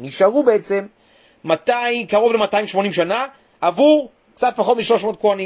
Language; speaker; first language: Hebrew; native; Hebrew